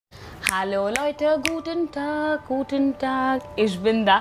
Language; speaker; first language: German; non-native, fluent; Hindi